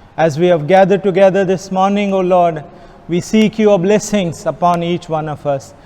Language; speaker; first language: English; non-native, local second language; Kannada